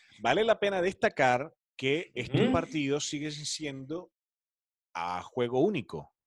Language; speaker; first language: Spanish; native; Spanish